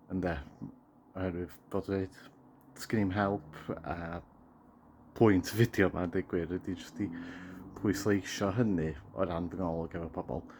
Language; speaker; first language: Welsh; native; Welsh